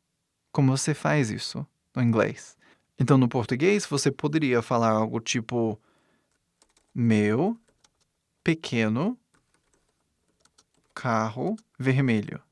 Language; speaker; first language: Portuguese; non-native, fluent; English